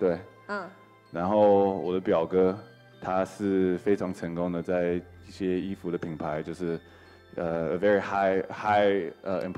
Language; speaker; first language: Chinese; early bilingual, heritage; English